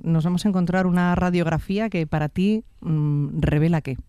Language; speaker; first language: Spanish; native; Spanish